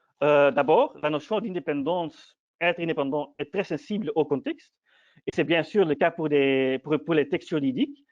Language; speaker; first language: French; non-native, fluent; Dutch